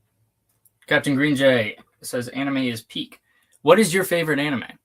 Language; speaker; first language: English; native; English